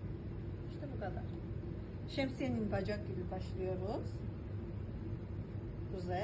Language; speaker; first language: Turkish; non-native, fluent; Georgian